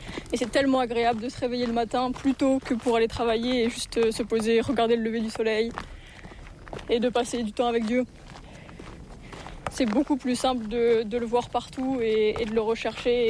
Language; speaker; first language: French; native; French